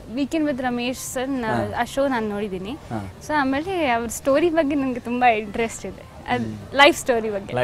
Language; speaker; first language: Kannada; non-native, learner; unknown